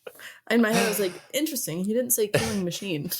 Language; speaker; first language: English; native; English